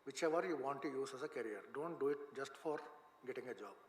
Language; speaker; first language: English; non-native, local second language; Kannada